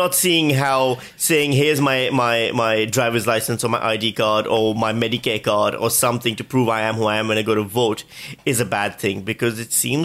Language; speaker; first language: English; non-native, local second language; Urdu